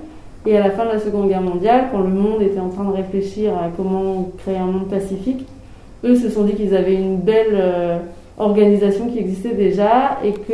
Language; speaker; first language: French; native; French